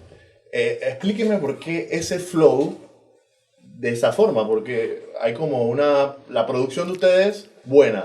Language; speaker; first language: Spanish; native; Spanish